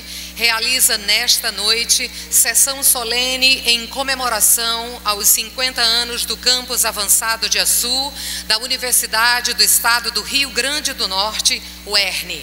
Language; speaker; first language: Portuguese; native; Portuguese